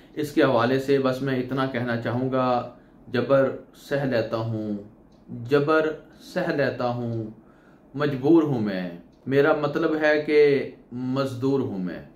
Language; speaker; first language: Urdu; non-native, local second language; Punjabi